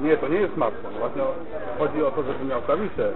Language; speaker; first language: Polish; native; Polish